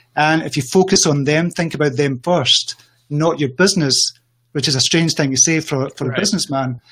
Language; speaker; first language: English; native; English